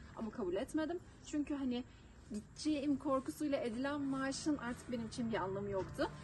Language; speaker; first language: Turkish; native; Turkish